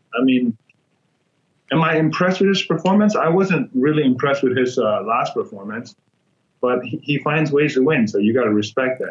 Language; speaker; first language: English; non-native, fluent; Burmese